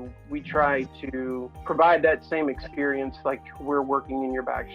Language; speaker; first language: English; native; English